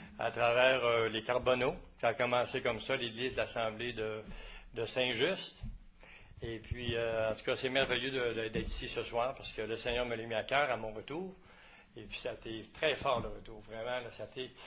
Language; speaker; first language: French; native; French